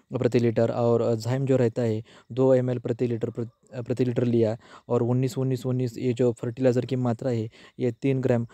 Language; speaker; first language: Hindi; native; Hindi